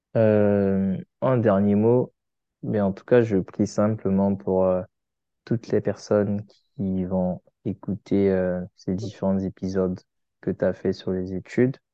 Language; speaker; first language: French; non-native, local second language; Lingala